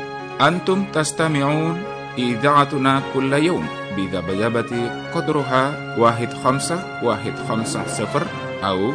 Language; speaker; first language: Arabic; non-native, fluent; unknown